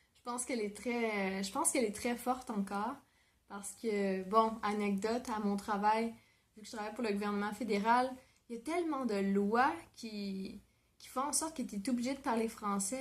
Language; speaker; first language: French; native; French